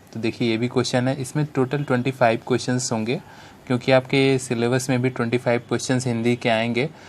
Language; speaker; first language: Hindi; native; Hindi